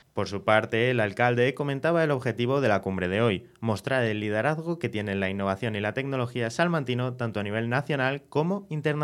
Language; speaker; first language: Spanish; native; Spanish